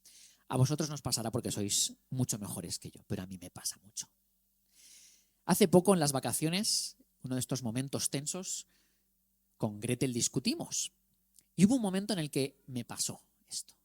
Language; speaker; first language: Spanish; native; Spanish